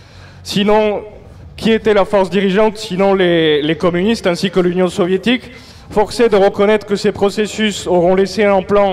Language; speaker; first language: French; native; French